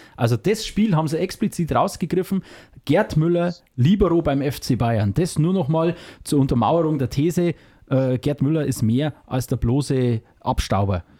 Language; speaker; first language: German; native; German